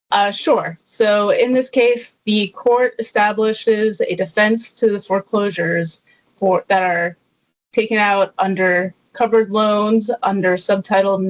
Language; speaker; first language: English; native; English